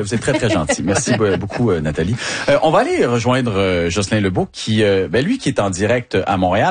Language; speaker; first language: French; native; French